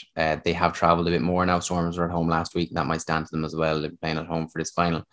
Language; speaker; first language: English; native; English